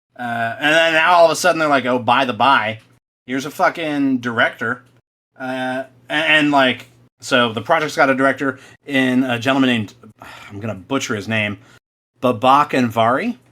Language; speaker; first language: English; native; English